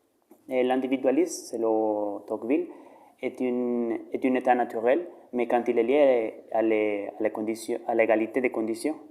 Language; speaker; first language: French; non-native, learner; Spanish